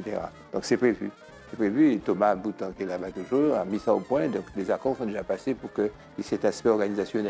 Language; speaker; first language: French; native; French